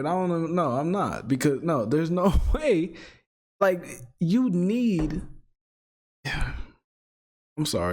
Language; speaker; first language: English; native; English